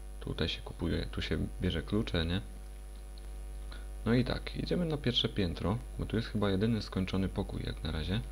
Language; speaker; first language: Polish; native; Polish